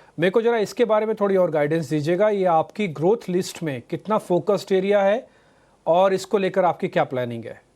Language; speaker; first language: Hindi; native; Hindi